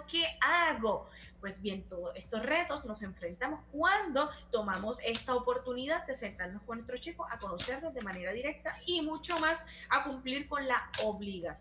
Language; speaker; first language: Spanish; native; Spanish